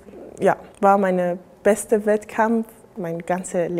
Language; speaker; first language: German; non-native, learner; Persian